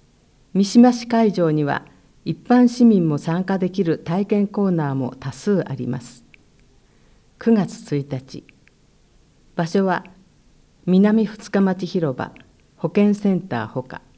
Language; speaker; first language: Japanese; native; Japanese